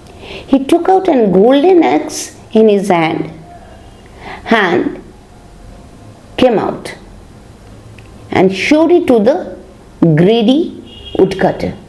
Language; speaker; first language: English; non-native, local second language; Bangla